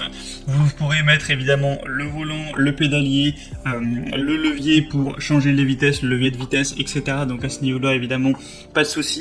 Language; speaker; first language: French; native; French